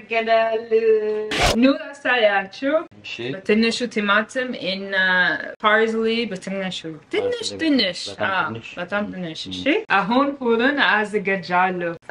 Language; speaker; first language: Amharic; non-native, learner; Arabic